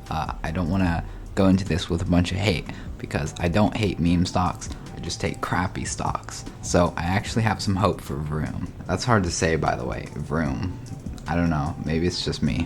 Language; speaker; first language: English; native; English